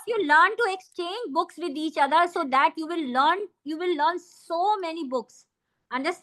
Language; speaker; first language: English; non-native, fluent; Hindi